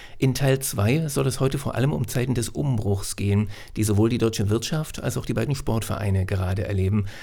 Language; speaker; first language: German; native; German